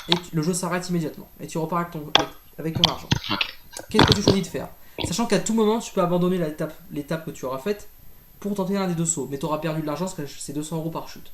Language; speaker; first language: French; native; French